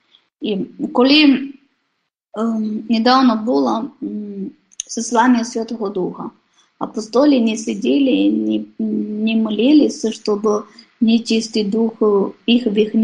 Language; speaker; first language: Ukrainian; non-native, fluent; Polish